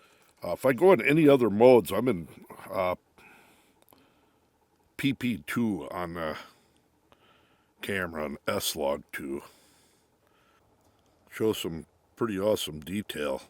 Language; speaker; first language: English; native; English